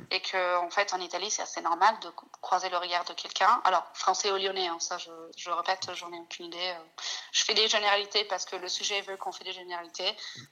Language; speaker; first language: French; non-native, fluent; Italian